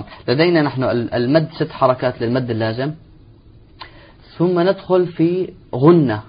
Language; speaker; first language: Arabic; native; Arabic